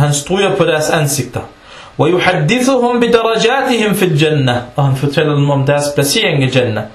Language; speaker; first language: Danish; non-native, fluent; Arabic